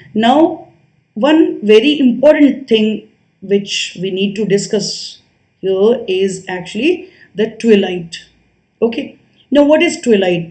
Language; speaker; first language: English; non-native, local second language; Hindi